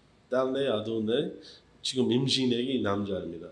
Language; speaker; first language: Korean; non-native, learner; English